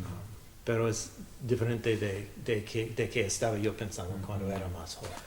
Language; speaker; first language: Spanish; non-native, learner; English